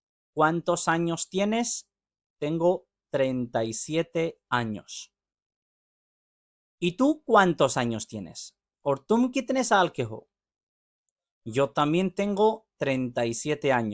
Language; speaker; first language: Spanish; non-native, fluent; Urdu